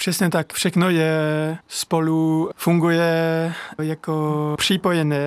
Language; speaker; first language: Czech; non-native, fluent; French